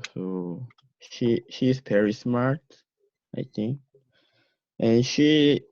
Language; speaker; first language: English; non-native, learner; Korean